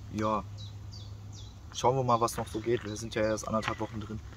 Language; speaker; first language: German; native; German